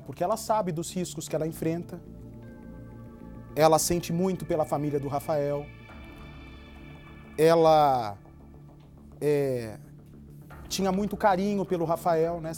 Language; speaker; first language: Portuguese; native; Portuguese